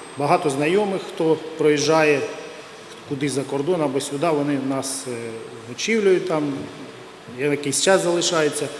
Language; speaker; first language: Ukrainian; non-native, local second language; Russian